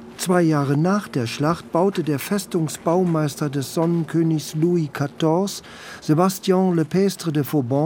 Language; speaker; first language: German; native; German